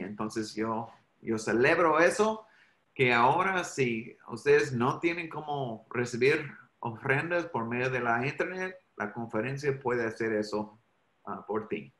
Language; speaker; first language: Spanish; non-native, fluent; English